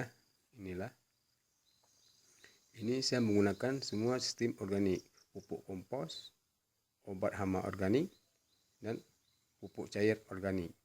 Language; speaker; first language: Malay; non-native, local second language; Achinese